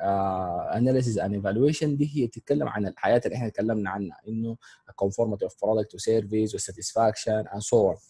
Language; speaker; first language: Arabic; native; Arabic